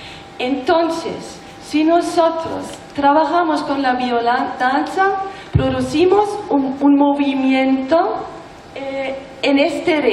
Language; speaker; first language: Spanish; non-native, learner; German